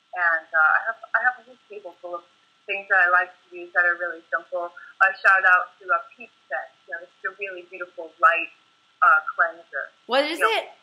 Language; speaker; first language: English; native; English